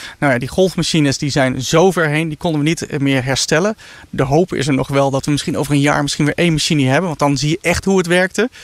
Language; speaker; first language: Dutch; native; Dutch